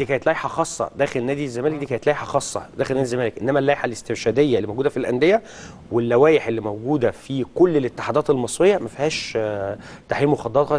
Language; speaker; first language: Arabic; native; Arabic